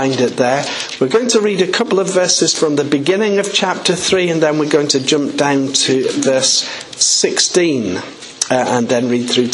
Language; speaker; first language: English; native; English